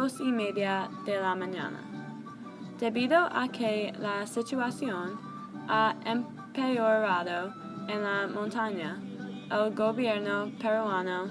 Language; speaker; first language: Spanish; non-native, learner; English